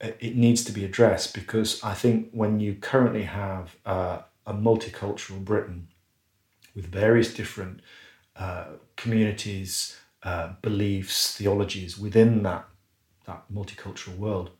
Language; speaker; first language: English; native; English